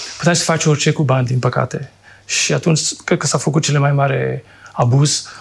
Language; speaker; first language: Romanian; non-native, fluent; French